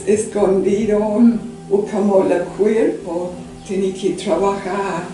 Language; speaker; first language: Spanish; non-native, learner; English